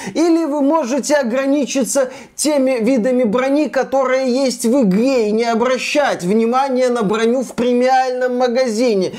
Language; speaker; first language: Russian; native; Russian